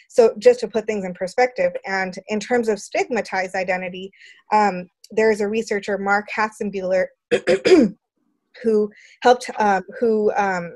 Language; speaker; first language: English; native; English